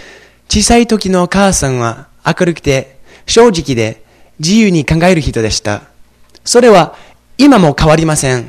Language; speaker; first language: Japanese; non-native, fluent; English